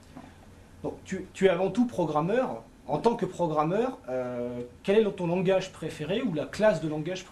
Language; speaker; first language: French; native; French